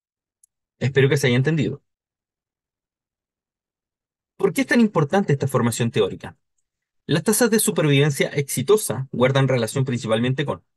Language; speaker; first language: Spanish; native; Spanish